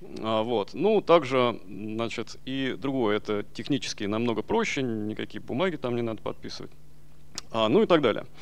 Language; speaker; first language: Russian; native; Russian